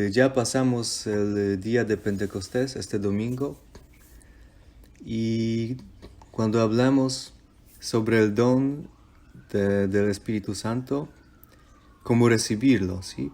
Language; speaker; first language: Spanish; non-native, fluent; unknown